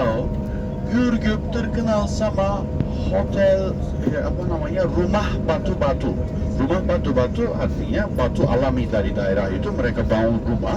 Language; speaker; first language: Indonesian; non-native, fluent; Turkish